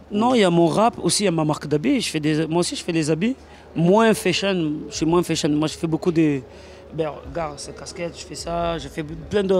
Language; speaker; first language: French; native; French